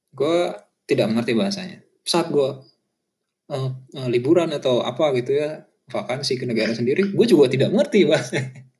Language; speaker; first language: Indonesian; native; Indonesian